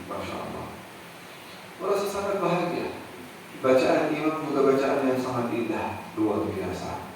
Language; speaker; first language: Indonesian; non-native, fluent; Arabic